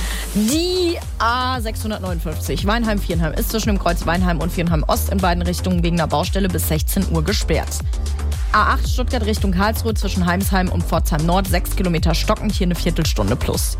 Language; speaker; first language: German; native; German